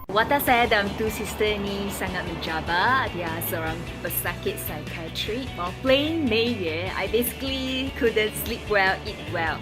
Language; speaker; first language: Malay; non-native, local second language; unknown